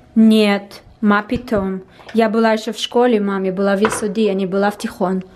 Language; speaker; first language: Russian; early bilingual, heritage; Russian